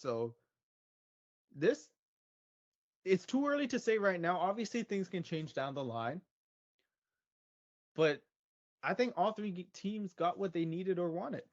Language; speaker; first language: English; native; English